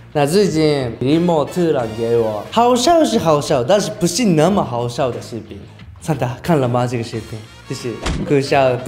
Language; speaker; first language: Chinese; non-native, learner; Japanese